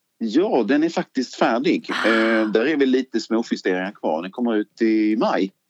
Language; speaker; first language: Swedish; native; Swedish